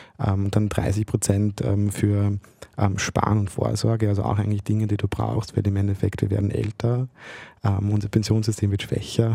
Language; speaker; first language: German; early bilingual, other home language; Bosnian